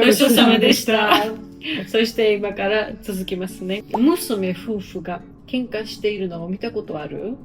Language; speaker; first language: Japanese; non-native, fluent; Georgian